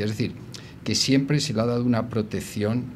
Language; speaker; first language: Spanish; native; Spanish